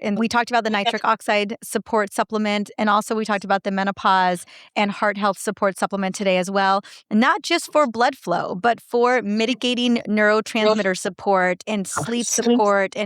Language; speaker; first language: English; native; English